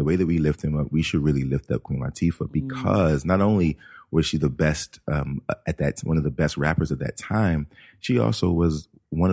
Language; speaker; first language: English; native; English